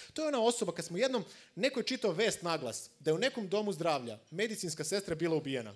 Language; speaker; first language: Croatian; non-native, fluent; Macedonian